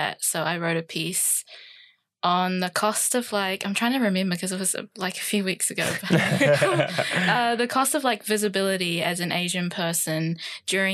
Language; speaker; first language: English; native; English